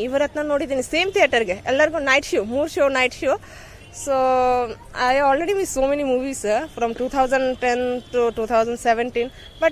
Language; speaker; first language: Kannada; non-native, local second language; Bangla